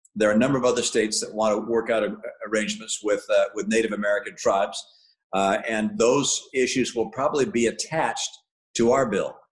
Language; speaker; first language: English; native; English